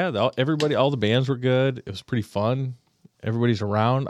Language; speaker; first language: English; native; English